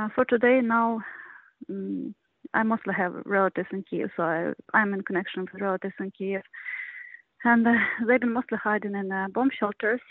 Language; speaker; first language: English; non-native, learner; Ukrainian